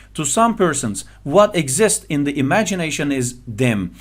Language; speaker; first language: English; non-native, fluent; Turkish